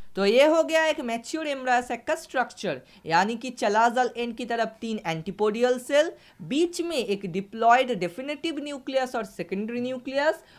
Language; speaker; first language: Hindi; non-native, local second language; Bangla